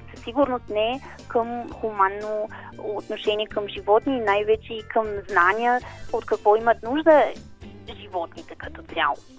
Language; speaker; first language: Bulgarian; non-native, fluent; German